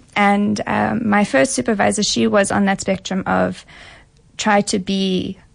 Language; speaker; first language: English; native; English